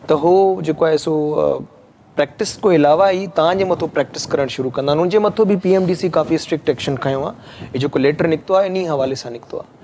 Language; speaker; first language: Sindhi; native; Sindhi